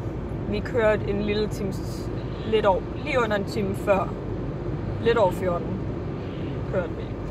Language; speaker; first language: Danish; native; Danish